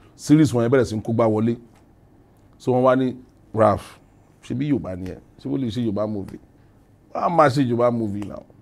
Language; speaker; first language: Yoruba; non-native, local second language; Hausa